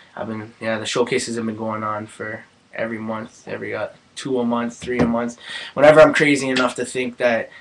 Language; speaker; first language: English; native; English